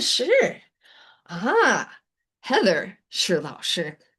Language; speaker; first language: Chinese; non-native, fluent; English